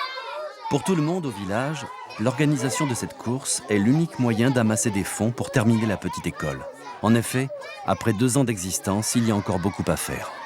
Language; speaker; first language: French; native; French